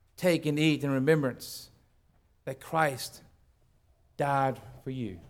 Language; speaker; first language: English; native; English